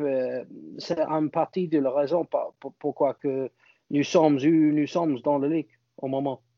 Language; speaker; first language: French; non-native, fluent; English